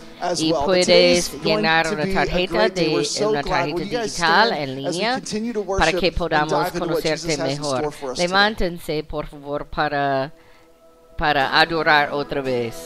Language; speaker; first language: Spanish; non-native, learner; English